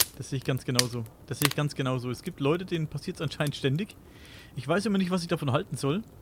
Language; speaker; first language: German; native; German